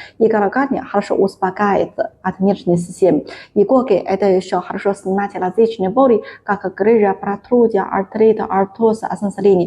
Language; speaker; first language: Russian; non-native, learner; Chinese